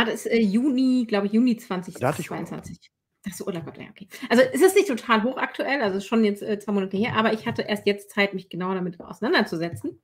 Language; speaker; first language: German; native; German